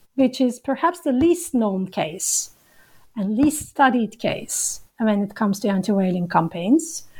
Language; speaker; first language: English; non-native, fluent; Turkish